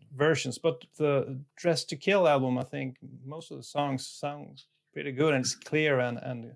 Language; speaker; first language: English; non-native, fluent; Swedish